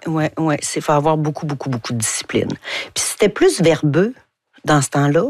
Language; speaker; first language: French; native; French